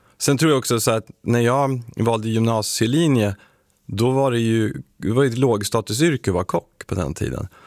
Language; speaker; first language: Swedish; native; Swedish